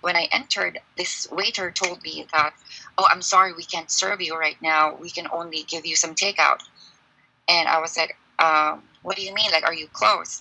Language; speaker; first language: English; non-native, local second language; Filipino